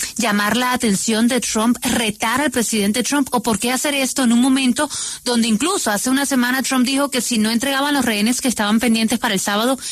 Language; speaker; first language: Spanish; native; Spanish